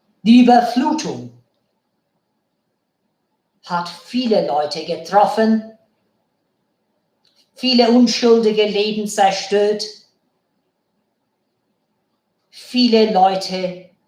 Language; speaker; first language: German; non-native, fluent; Bangla